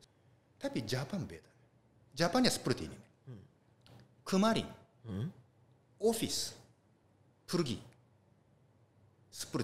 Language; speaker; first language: Indonesian; non-native, learner; Japanese